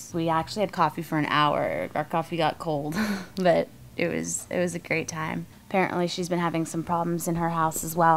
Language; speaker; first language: English; native; English